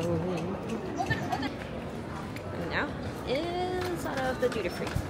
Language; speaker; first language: English; non-native, learner; Korean